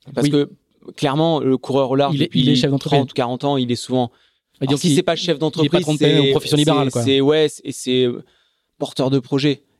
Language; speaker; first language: French; native; French